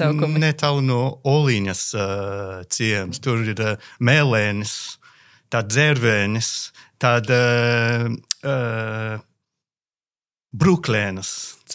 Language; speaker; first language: Latvian; non-native, learner; English